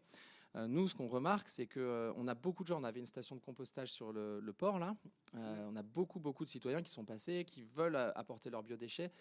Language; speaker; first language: French; native; French